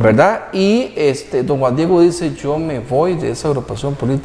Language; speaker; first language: Spanish; native; Spanish